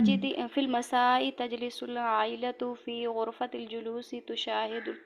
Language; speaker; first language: Arabic; non-native, learner; Urdu